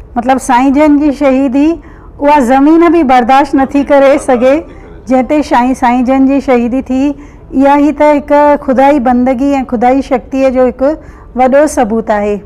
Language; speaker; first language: Sindhi; early bilingual, heritage; Sindhi